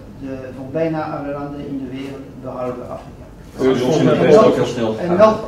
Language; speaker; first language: Dutch; non-native, fluent; French